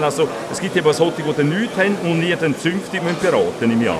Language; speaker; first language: German; native; German